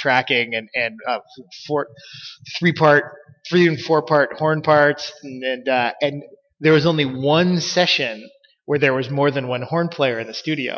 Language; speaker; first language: English; native; English